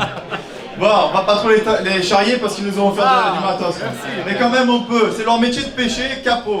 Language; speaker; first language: French; native; French